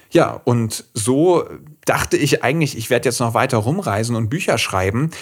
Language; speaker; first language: German; native; German